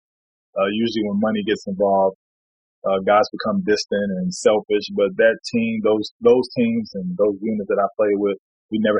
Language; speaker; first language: English; native; English